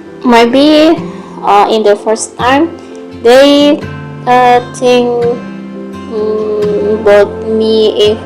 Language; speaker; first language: English; non-native, learner; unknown